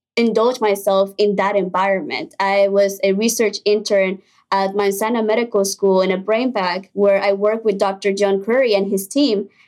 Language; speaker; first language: English; early bilingual, other home language; Spanish